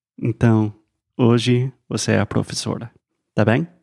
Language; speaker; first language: Portuguese; non-native, fluent; English